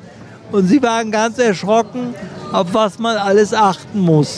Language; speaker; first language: German; native; German